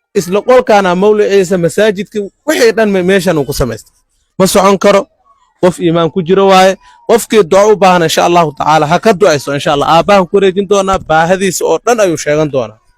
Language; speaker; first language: Somali; native; Somali